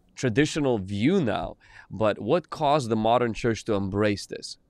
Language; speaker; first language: English; non-native, fluent; Ukrainian